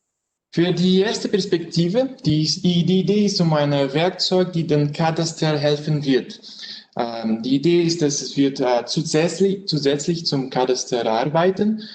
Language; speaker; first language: German; non-native, learner; French